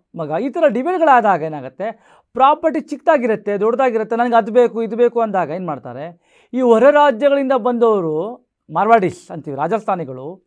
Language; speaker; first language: Kannada; non-native, local second language; Marathi